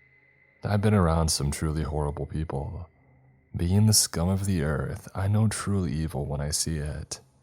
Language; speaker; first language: English; native; English